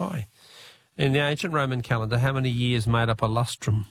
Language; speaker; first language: English; native; English